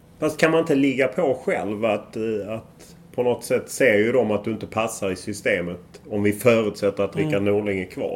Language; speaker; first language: Swedish; native; Swedish